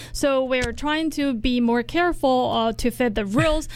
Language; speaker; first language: English; non-native, fluent; Chinese